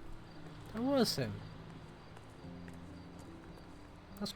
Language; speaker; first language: English; native; English